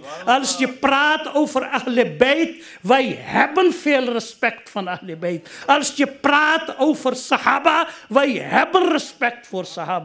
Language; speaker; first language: Dutch; non-native, fluent; Urdu